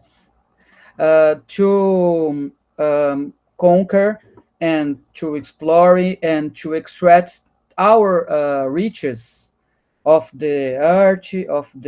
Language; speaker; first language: English; non-native, learner; Portuguese